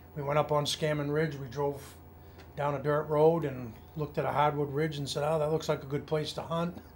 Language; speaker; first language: English; native; English